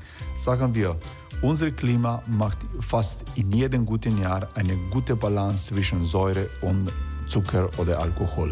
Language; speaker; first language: German; non-native, fluent; Croatian